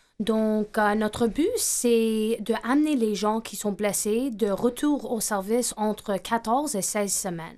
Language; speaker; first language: French; non-native, fluent; English